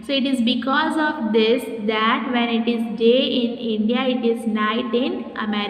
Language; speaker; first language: English; non-native, local second language; Hindi